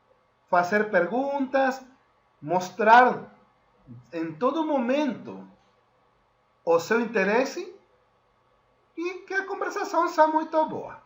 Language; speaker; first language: Portuguese; non-native, fluent; Spanish